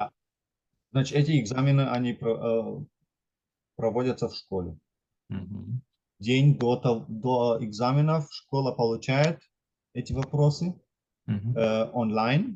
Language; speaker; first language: Russian; non-native, fluent; German